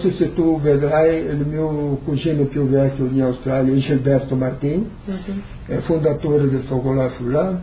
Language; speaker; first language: Italian; early bilingual, heritage; Portuguese